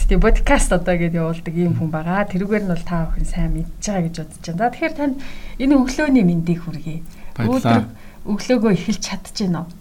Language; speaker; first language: Mongolian; native; Mongolian